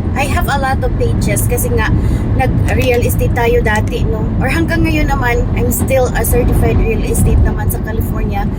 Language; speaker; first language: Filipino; non-native, local second language; Hiligaynon